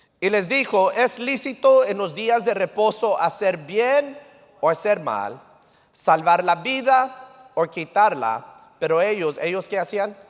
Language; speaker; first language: Spanish; early bilingual, heritage; English